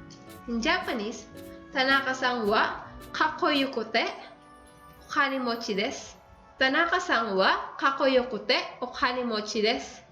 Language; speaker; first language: Japanese; non-native, fluent; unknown